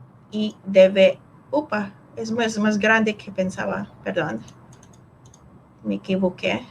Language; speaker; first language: Spanish; non-native, fluent; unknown